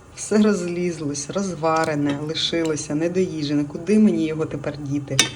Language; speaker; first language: Ukrainian; native; Ukrainian